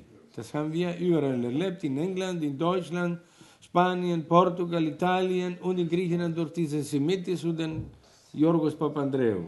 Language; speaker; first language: German; non-native, fluent; Greek